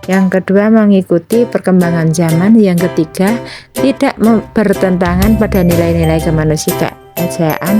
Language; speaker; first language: Indonesian; native; Indonesian